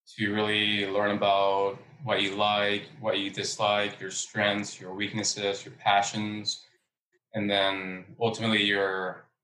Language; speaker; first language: English; early bilingual, other home language; Spanish